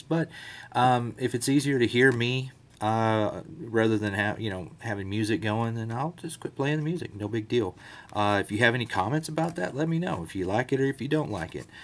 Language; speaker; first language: English; native; English